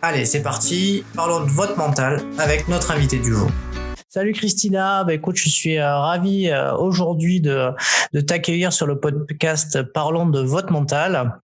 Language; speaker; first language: French; native; French